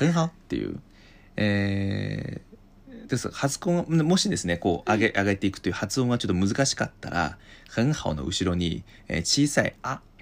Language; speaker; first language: Japanese; non-native, fluent; Chinese